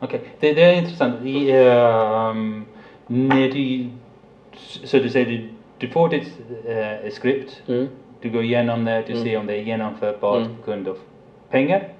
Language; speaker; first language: Swedish; non-native, fluent; English